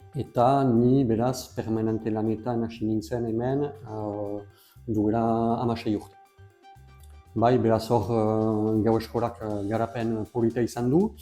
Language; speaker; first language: Basque; non-native, local second language; French